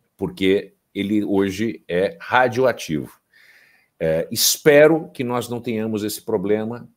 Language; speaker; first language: Portuguese; early bilingual, heritage; Portuguese